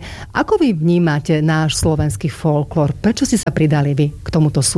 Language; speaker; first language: Slovak; native; Slovak